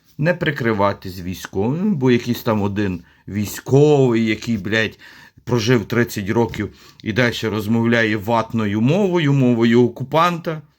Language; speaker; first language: Ukrainian; non-native, local second language; Russian